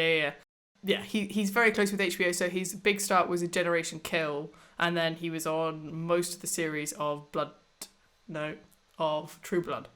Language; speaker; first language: English; native; English